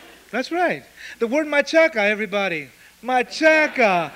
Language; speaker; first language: English; early bilingual, other home language; Spanish